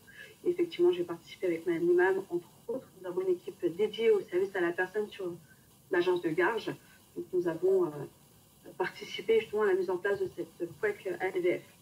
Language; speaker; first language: French; native; French